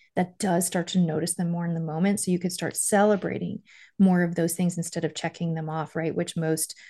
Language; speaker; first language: English; native; English